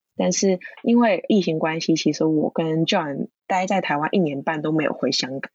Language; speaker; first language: Chinese; non-native, local second language; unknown